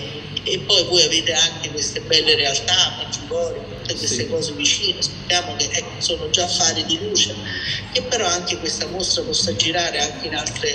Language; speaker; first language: Italian; native; Italian